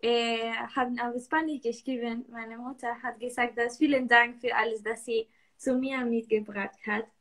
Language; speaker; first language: German; non-native, learner; Spanish